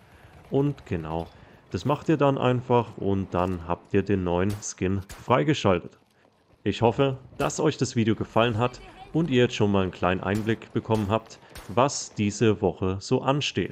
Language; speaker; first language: German; native; German